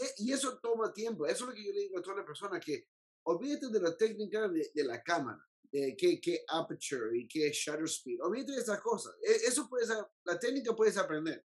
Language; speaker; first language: Spanish; early bilingual, heritage; Spanish